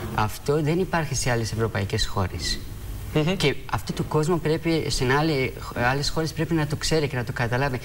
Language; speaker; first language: Greek; non-native, fluent; Persian